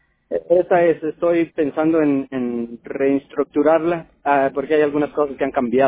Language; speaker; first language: Spanish; non-native, local second language; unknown